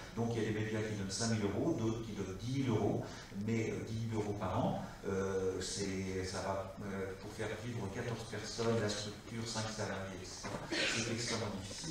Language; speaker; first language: French; native; French